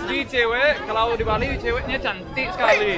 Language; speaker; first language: Indonesian; non-native, learner; English